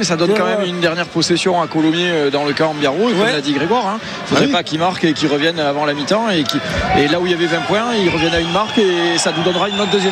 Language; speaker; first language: French; native; French